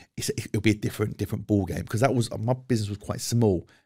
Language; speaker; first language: English; native; English